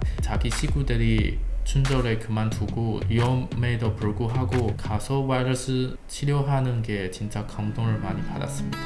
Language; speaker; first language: Korean; non-native, learner; Chinese